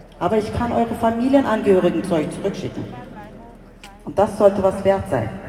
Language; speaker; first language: German; early bilingual, other home language; Turkish